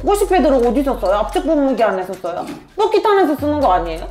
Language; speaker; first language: Korean; non-native, fluent; Turkish